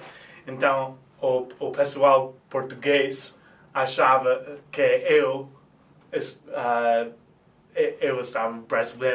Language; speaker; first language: Portuguese; non-native, fluent; English